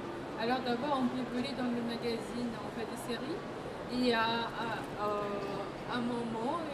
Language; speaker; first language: French; non-native, fluent; Japanese